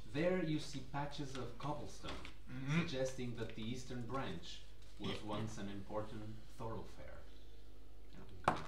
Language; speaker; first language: English; non-native, fluent; Portuguese